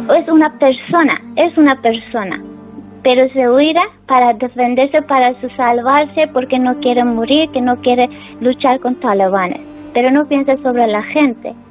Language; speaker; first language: Spanish; non-native, learner; Persian